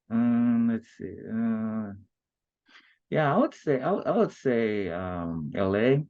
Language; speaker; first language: English; early bilingual, other home language; Japanese